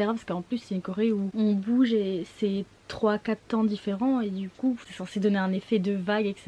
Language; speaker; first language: French; native; French